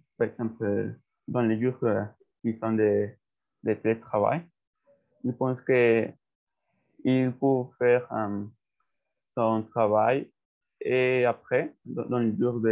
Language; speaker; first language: French; non-native, learner; Spanish